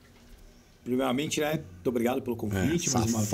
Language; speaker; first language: Portuguese; native; Portuguese